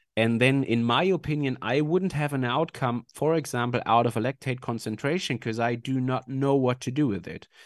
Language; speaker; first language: English; non-native, fluent; German